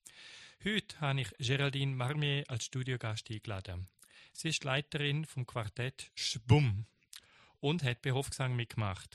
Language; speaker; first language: German; native; German